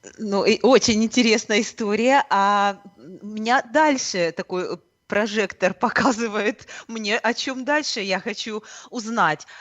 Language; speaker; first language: Russian; native; Russian